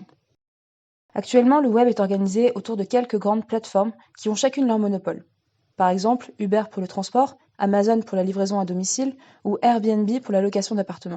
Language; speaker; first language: French; native; French